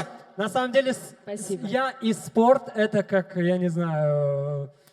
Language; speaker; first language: Russian; non-native, local second language; Tajik